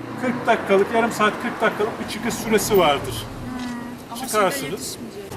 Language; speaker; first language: Turkish; native; Turkish